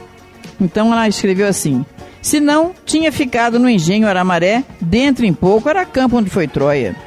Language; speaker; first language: Portuguese; native; Portuguese